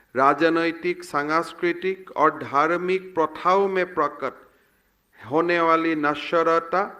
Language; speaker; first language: Hindi; non-native, local second language; Assamese